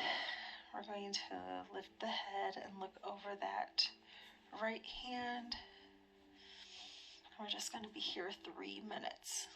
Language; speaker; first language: English; native; English